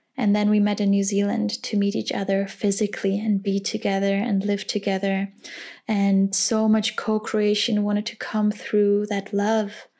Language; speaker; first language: English; non-native, fluent; German